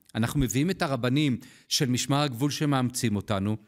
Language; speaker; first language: Hebrew; native; Hebrew